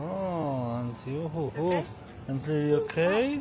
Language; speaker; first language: English; non-native, learner; Polish